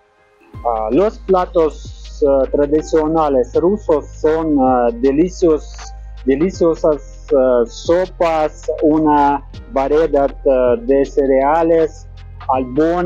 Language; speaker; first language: Spanish; non-native, learner; Russian